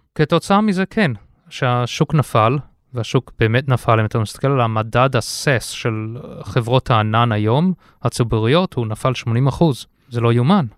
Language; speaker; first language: Hebrew; early bilingual, heritage; Hebrew